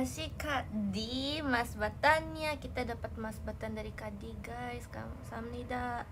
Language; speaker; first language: Indonesian; native; Indonesian